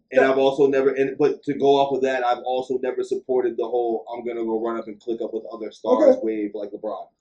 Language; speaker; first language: English; native; English